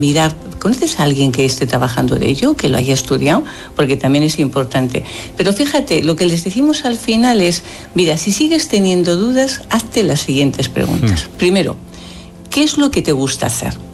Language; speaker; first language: Spanish; native; Spanish